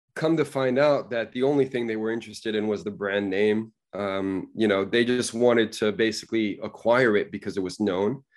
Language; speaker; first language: English; native; English